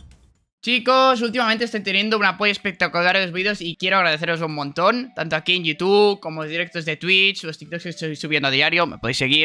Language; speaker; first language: Spanish; native; Spanish